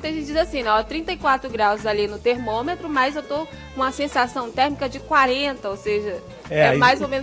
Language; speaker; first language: Portuguese; native; Portuguese